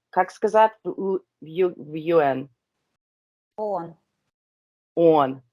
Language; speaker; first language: Russian; non-native, learner; English